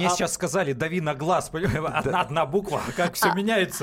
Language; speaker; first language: Russian; native; Russian